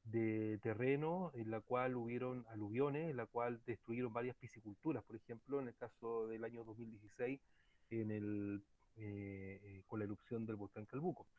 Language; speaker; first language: Spanish; native; Spanish